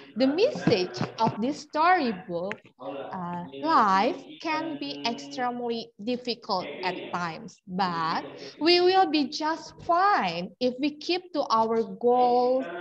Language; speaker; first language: English; non-native, fluent; Indonesian